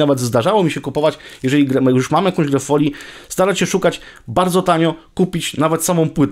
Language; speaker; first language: Polish; native; Polish